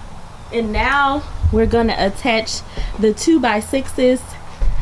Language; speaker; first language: English; native; English